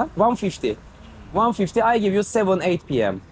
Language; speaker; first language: English; non-native, learner; Turkish